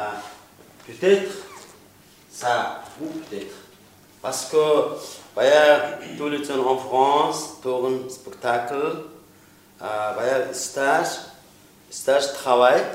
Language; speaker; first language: French; non-native, learner; Mongolian